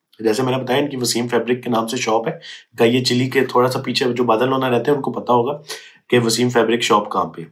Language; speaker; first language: Urdu; native; Urdu